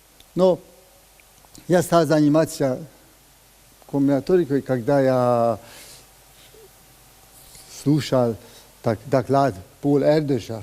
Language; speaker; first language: Russian; non-native, learner; Hungarian